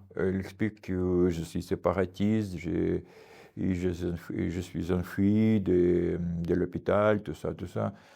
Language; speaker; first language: French; non-native, fluent; Russian